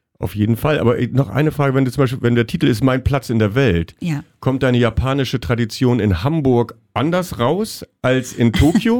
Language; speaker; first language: German; native; German